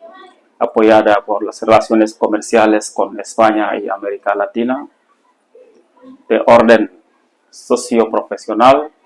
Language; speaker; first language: Spanish; non-native, fluent; Serer